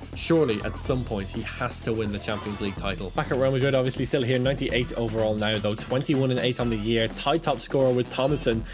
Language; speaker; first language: English; native; English